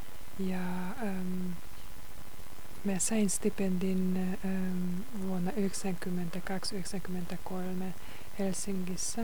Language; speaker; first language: Finnish; non-native, fluent; Hungarian